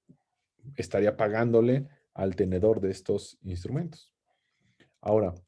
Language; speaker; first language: Spanish; native; Spanish